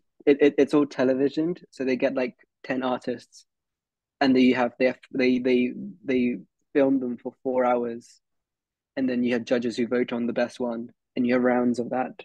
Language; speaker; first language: English; early bilingual, other home language; Hindi